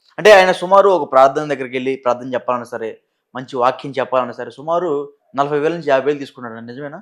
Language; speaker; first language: Telugu; native; Telugu